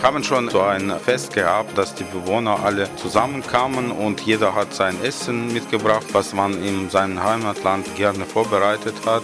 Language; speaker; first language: German; native; German